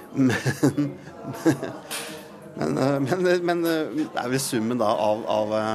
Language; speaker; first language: Norwegian; native; Norwegian